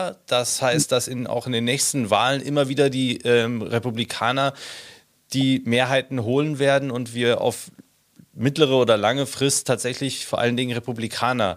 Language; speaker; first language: German; native; German